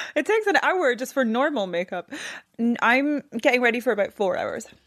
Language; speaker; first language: English; native; English